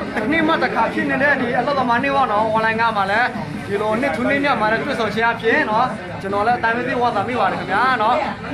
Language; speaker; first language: Burmese; non-native, local second language; S'gaw Karen